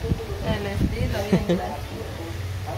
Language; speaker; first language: Spanish; native; Spanish